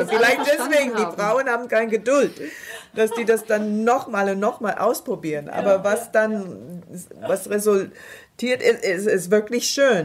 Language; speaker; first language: German; non-native, fluent; English